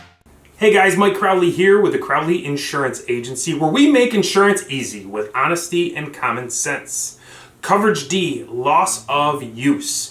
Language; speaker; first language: English; native; English